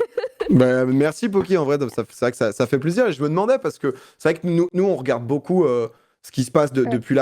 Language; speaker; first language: French; native; French